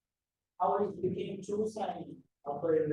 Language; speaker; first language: English; non-native, learner; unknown